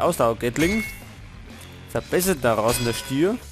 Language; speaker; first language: German; native; German